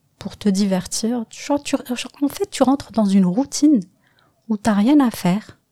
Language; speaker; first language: French; non-native, local second language; Kabyle